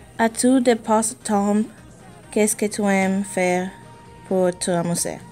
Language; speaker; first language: French; non-native, learner; English